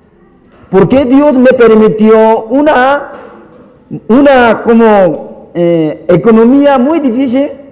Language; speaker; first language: Spanish; non-native, learner; Korean